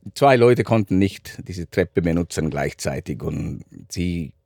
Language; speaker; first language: German; non-native, fluent; Sinhala